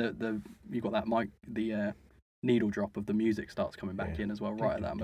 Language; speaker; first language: English; native; English